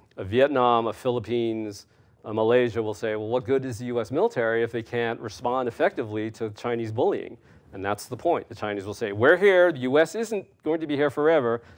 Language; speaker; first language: English; native; English